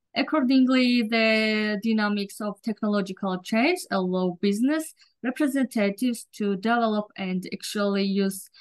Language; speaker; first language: English; non-native, learner; Georgian